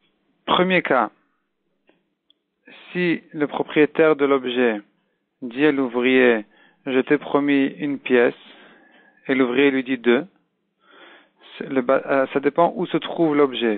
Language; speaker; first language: French; native; French